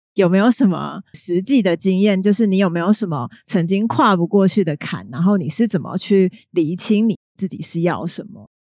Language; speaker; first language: Chinese; native; Chinese